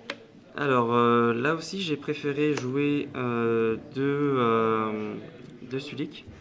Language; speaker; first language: French; native; French